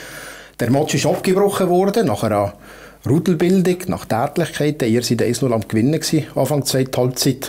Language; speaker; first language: German; native; German